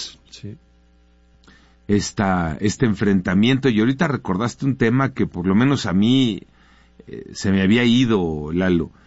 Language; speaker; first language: Spanish; native; Spanish